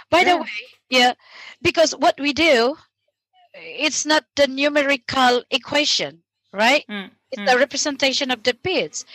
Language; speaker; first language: English; non-native, local second language; Filipino